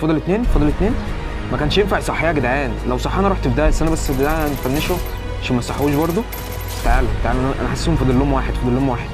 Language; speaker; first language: Arabic; native; Arabic